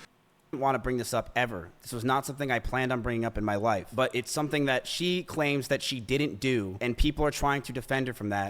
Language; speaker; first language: English; native; English